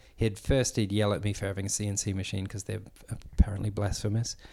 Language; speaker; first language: English; native; English